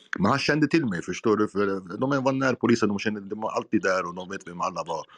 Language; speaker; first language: Swedish; non-native, fluent; Arabic